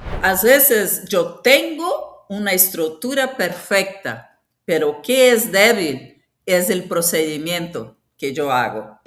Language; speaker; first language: Spanish; non-native, fluent; Portuguese